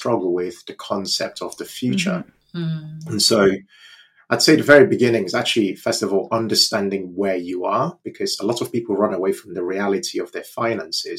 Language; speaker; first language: English; non-native, local second language; Yoruba